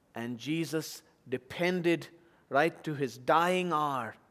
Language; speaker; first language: English; non-native, local second language; Tamil